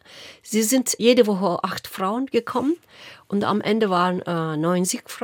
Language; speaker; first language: German; non-native, local second language; Turkish